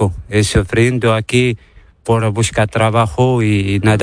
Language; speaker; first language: Spanish; non-native, learner; Arabic